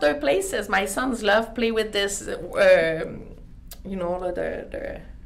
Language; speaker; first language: English; non-native, learner; French